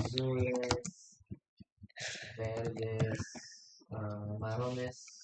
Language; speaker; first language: Spanish; non-native, learner; English